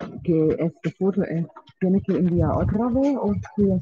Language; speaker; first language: Spanish; non-native, learner; German